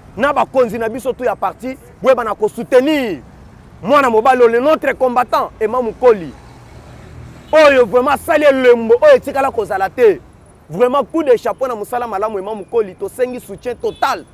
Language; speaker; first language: Lingala; non-native, local second language; Kongo